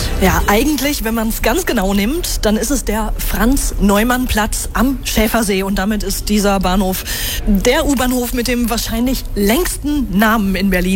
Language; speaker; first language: German; native; German